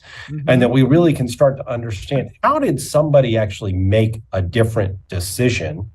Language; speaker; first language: English; native; English